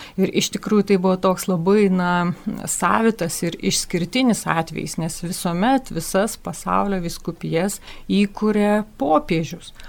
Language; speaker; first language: Lithuanian; native; Lithuanian